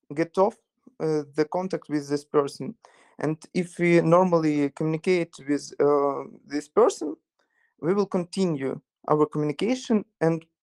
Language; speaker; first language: English; non-native, fluent; Ukrainian